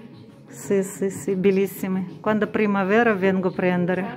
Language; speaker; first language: Italian; non-native, fluent; Russian